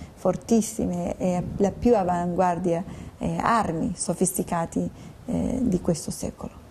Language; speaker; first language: Italian; non-native, fluent; Kurdish